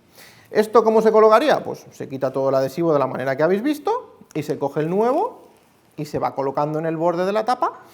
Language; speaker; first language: Spanish; native; Spanish